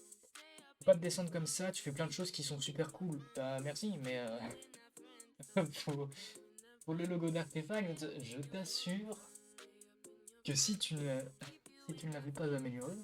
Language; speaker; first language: French; native; French